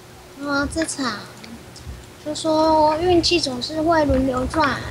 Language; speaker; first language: Chinese; native; Chinese